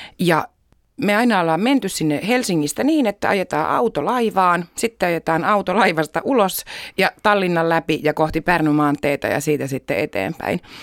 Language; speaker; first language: Finnish; native; Finnish